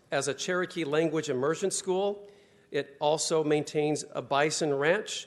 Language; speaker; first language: English; native; English